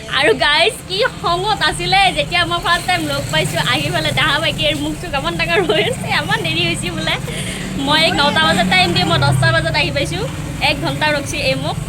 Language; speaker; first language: Assamese; native; Assamese